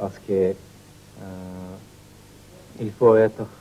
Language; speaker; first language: French; non-native, learner; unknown